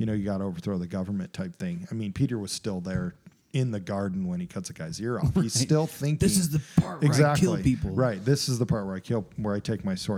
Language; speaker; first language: English; native; English